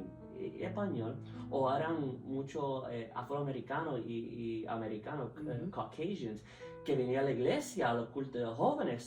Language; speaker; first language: Spanish; early bilingual, heritage; Spanish